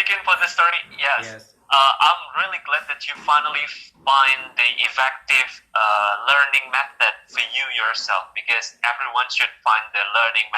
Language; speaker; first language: English; non-native, fluent; Indonesian